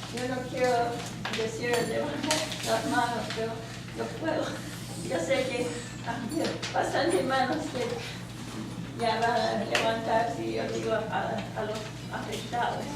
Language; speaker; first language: Spanish; non-native, learner; English